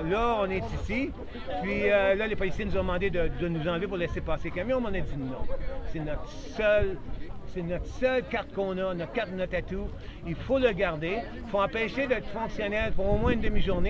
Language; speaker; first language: French; native; French